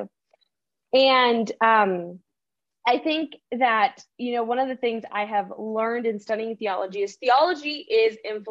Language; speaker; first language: English; early bilingual, other home language; Spanish